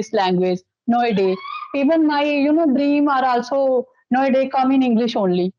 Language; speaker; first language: English; non-native, local second language; Dogri